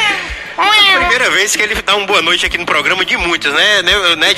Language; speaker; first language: Portuguese; native; Portuguese